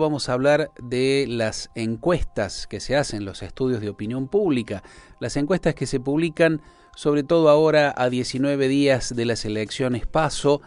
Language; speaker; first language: Spanish; native; Spanish